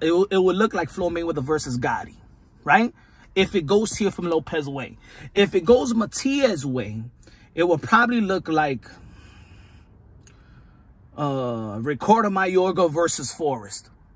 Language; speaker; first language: English; early bilingual, other home language; Spanish